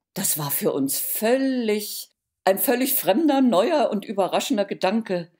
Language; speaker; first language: German; native; German